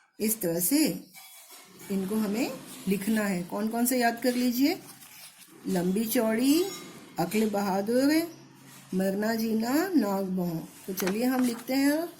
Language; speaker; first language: Hindi; native; Hindi